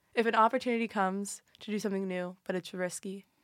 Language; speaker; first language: English; native; English